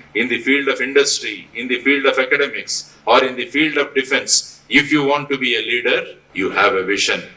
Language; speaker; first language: English; non-native, local second language; Telugu